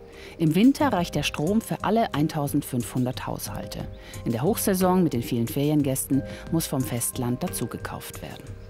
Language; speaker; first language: German; native; German